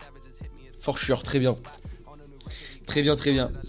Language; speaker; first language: French; native; French